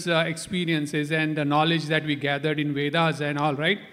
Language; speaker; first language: English; non-native, local second language; Konkani